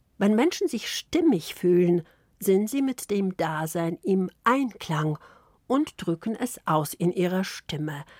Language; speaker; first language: German; early bilingual, other home language; Polish